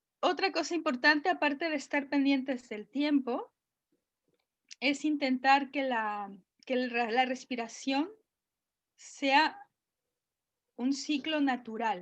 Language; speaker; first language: Spanish; native; Spanish